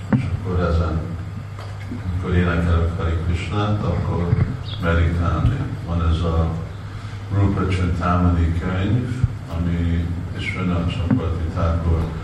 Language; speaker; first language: Hungarian; non-native, learner; Russian